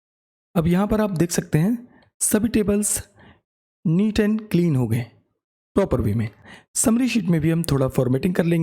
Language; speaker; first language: Hindi; native; Hindi